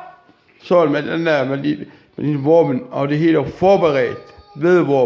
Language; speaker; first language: Danish; non-native, learner; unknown